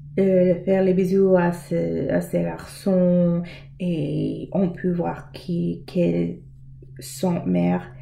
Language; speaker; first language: French; non-native, learner; English